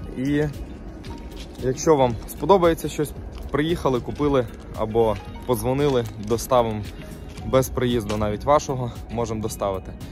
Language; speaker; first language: Ukrainian; non-native, local second language; Russian